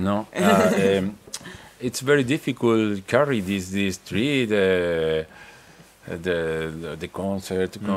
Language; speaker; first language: English; non-native, learner; Spanish